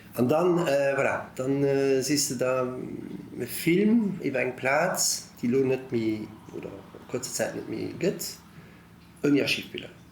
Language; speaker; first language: Luxembourgish; early bilingual, other home language; Italian